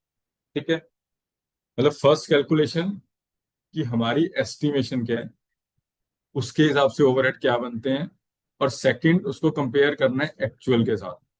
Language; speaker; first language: Hindi; native; Hindi